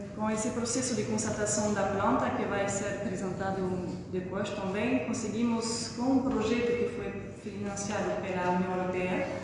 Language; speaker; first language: Portuguese; non-native, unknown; French